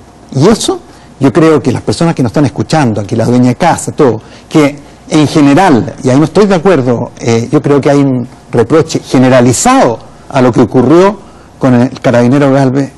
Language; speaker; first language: Spanish; native; Spanish